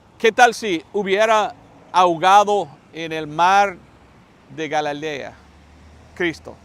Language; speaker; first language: Spanish; non-native, fluent; English